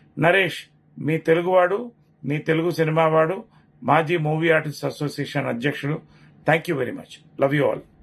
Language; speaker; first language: Telugu; native; Telugu